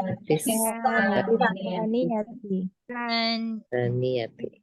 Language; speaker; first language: Arabic; non-native, learner; Indonesian